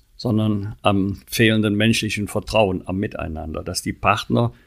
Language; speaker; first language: German; native; German